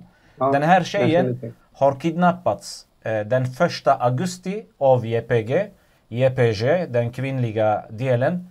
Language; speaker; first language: Swedish; non-native, fluent; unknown